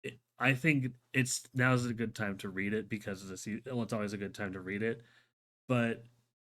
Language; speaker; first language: English; native; English